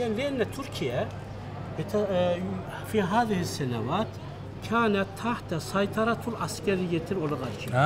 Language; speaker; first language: Arabic; non-native, fluent; Turkish